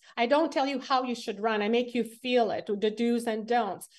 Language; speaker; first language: English; non-native, fluent; French